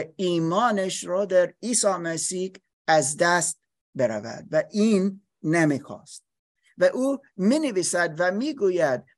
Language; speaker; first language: Persian; non-native, learner; English